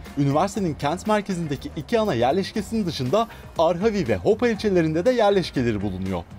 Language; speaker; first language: Turkish; native; Turkish